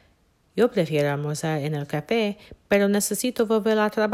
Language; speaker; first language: Spanish; non-native, learner; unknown